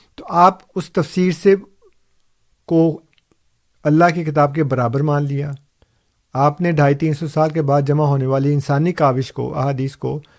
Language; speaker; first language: Urdu; native; Urdu